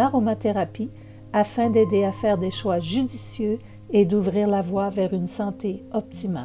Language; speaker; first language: French; native; French